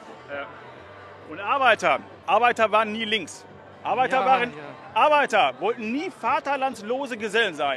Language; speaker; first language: German; native; German